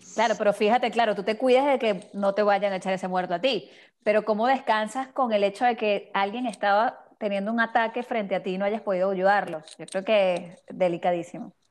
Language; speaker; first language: Spanish; native; Spanish